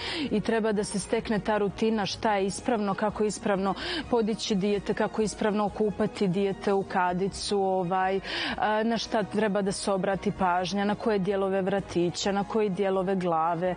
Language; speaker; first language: Serbian; native; Serbian